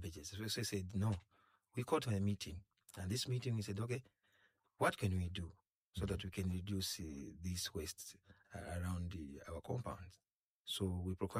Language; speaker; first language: English; non-native, local second language; Nyanja